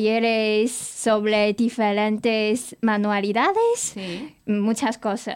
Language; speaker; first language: Spanish; non-native, fluent; Chinese